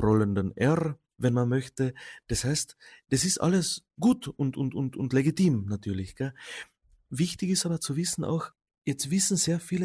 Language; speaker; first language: German; non-native, local second language; Slovenian